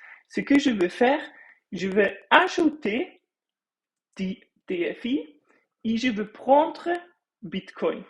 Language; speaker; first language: French; non-native, fluent; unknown